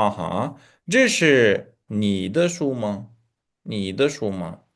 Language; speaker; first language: Chinese; non-native, fluent; Uzbek